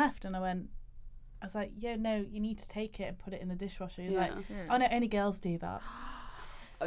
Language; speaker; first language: English; native; English